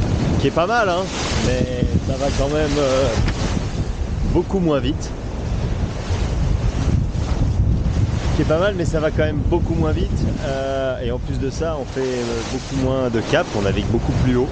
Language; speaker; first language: French; native; French